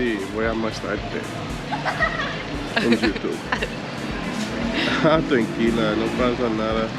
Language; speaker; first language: Spanish; non-native, learner; English